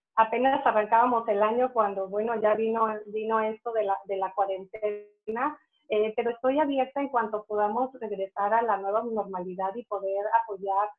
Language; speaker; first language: Spanish; native; Spanish